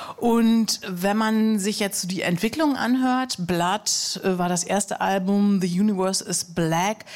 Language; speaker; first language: German; native; German